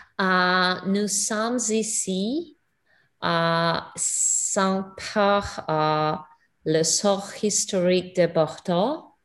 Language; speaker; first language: French; non-native, learner; English